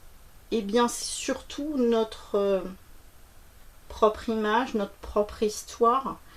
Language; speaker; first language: French; native; French